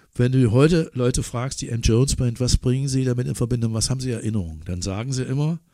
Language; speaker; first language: German; non-native, local second language; English